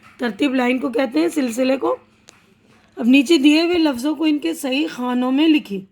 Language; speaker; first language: Urdu; native; Urdu